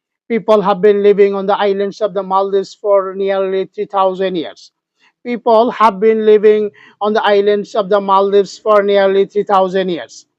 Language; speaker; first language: English; non-native, local second language; Bangla